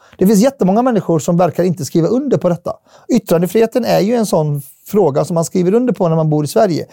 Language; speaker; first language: Swedish; early bilingual, other home language; Arabic